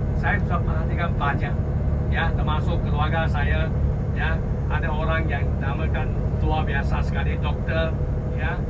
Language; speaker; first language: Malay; non-native, local second language; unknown